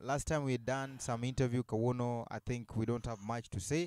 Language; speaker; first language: English; non-native, local second language; Luo (Kenya and Tanzania)